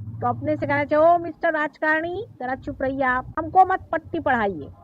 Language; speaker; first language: Hindi; non-native, local second language; Marathi